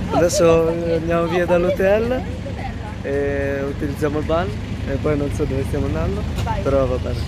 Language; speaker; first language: Italian; early bilingual, other home language; Filipino